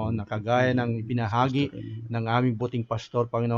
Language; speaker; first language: Filipino; native; Filipino